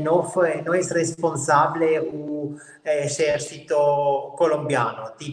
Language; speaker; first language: Portuguese; non-native, fluent; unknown